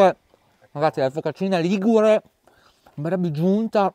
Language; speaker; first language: Italian; native; Italian